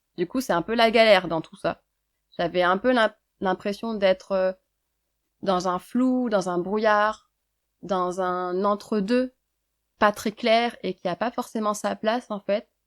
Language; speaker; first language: French; native; French